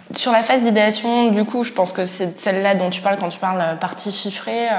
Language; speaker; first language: French; native; French